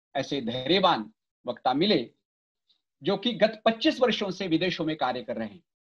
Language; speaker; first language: Hindi; non-native, local second language; Marathi